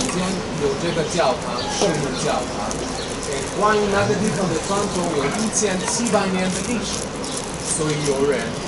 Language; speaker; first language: Chinese; non-native, fluent; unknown